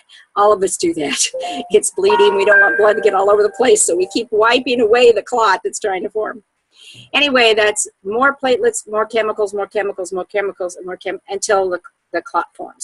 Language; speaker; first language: English; native; English